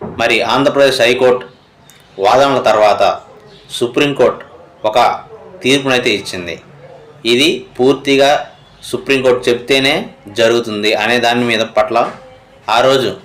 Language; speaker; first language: Telugu; native; Telugu